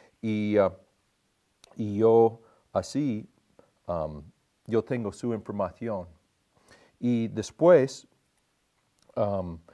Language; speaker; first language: Spanish; non-native, fluent; English